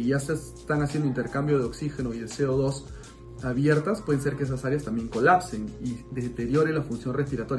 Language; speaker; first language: Spanish; native; Spanish